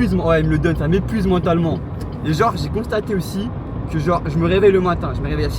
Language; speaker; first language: French; native; French